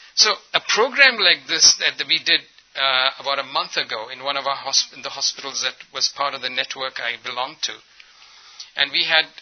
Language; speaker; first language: English; early bilingual, other home language; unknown